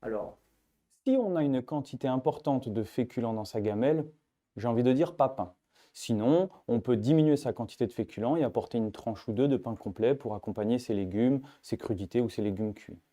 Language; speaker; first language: French; native; French